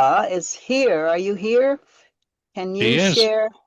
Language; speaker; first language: English; native; English